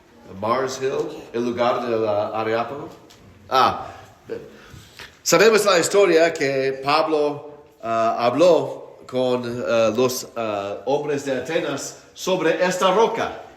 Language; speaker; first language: Spanish; non-native, fluent; English